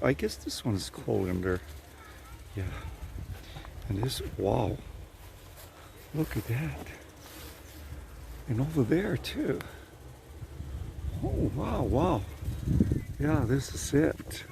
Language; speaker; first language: English; non-native, fluent; Spanish